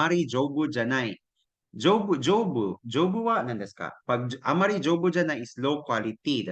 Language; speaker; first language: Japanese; non-native, fluent; Cebuano